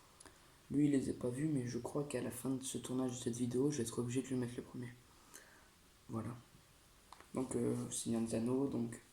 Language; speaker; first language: French; native; French